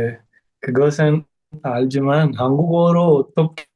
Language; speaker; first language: Korean; non-native, learner; Sinhala